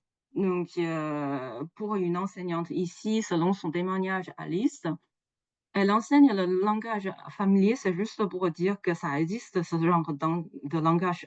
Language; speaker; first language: French; non-native, fluent; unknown